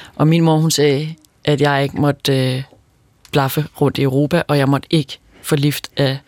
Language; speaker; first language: Danish; native; Danish